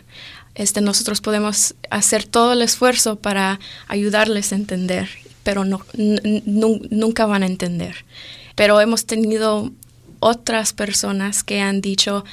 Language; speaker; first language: Spanish; early bilingual, other home language; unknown